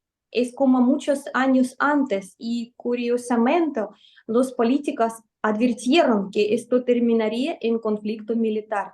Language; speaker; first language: Spanish; non-native, fluent; Russian